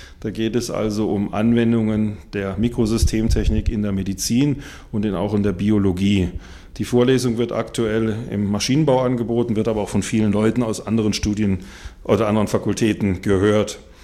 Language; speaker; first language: German; native; German